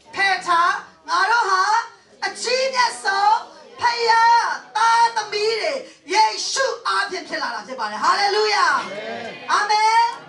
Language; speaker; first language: Burmese; non-native, local second language; Hakha Chin